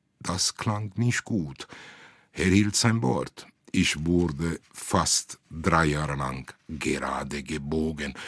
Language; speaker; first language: German; non-native, fluent; Italian